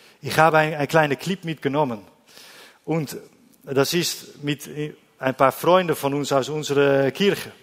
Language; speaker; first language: German; non-native, learner; Dutch